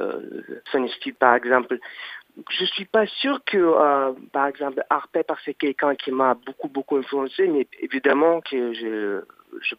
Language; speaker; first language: French; non-native, learner; Russian